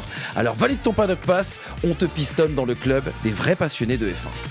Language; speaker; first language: French; native; French